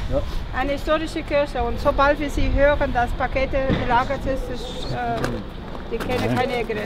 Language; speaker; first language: German; non-native, fluent; Romanian